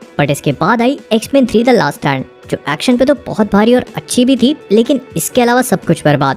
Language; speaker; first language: Hindi; native; Hindi